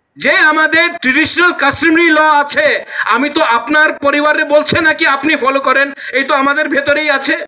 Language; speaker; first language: Bangla; non-native, local second language; Kok Borok